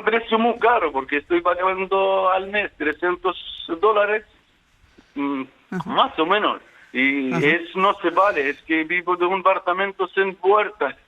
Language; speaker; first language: Spanish; non-native, fluent; Arabic